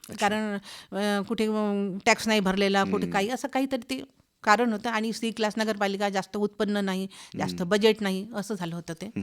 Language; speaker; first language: Marathi; non-native, local second language; Hindi